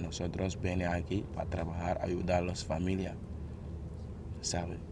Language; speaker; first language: Spanish; non-native, learner; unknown